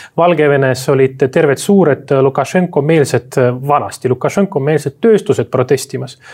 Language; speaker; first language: Estonian; non-native, local second language; Russian